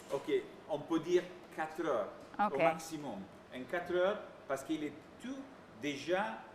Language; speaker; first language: French; non-native, fluent; Italian